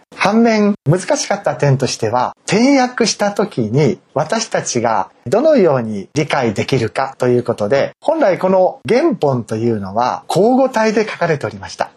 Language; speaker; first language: Japanese; native; Japanese